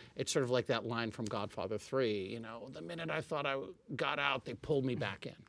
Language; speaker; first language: English; non-native, fluent; Arabic